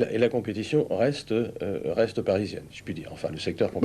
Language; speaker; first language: French; native; French